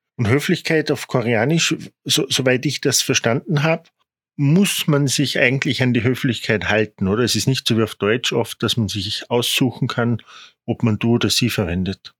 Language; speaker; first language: German; native; German